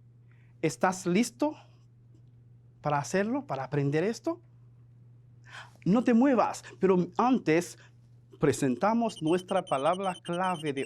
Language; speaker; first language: Spanish; non-native, fluent; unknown